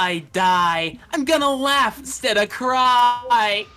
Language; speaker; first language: English; native; English